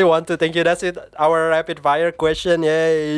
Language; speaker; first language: English; non-native, fluent; Indonesian